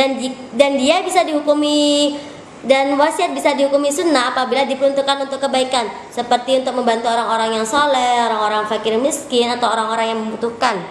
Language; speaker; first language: Indonesian; native; Indonesian